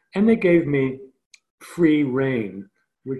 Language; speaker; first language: English; native; English